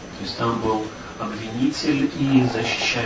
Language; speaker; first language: Russian; native; Russian